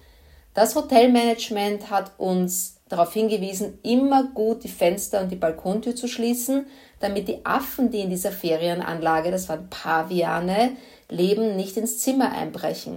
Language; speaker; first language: German; native; German